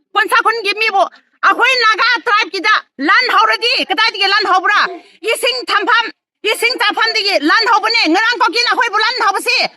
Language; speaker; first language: Manipuri; non-native, local second language; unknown